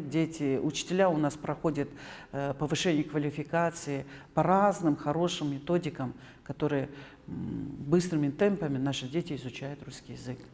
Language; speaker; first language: Russian; non-native, local second language; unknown